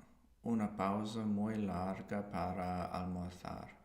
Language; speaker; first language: Spanish; non-native, learner; English